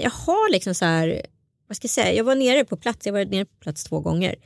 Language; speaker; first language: Swedish; early bilingual, other home language; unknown